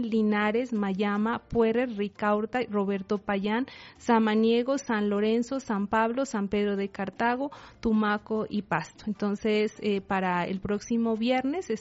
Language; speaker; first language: Spanish; native; Spanish